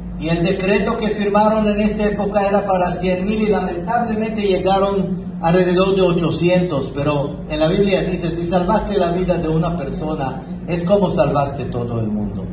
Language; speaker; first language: Spanish; non-native, fluent; Hebrew